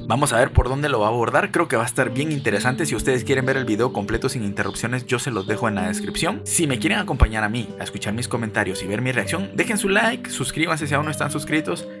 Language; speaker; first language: Spanish; native; Spanish